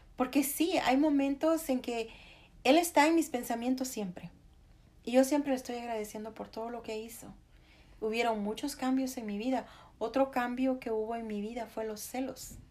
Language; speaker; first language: Spanish; native; Spanish